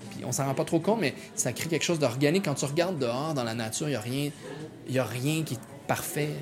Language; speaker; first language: French; native; French